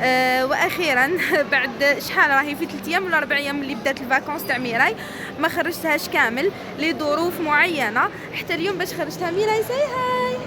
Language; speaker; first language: Arabic; native; Arabic